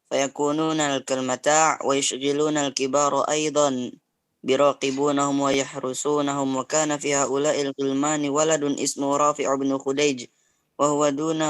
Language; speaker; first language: Arabic; non-native, learner; Indonesian